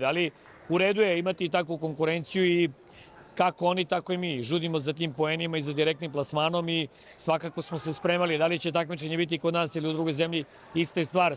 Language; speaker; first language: Serbian; native; Serbian